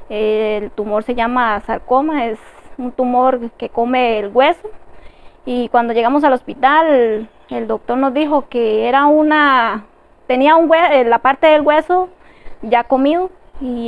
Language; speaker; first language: Spanish; native; Spanish